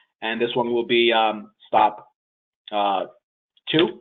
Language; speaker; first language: English; native; English